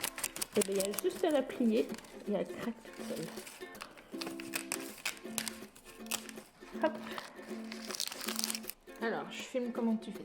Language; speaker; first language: French; native; French